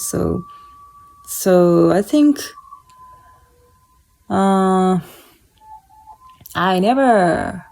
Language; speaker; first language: English; non-native, fluent; Japanese